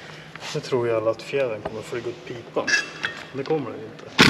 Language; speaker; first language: Swedish; native; Swedish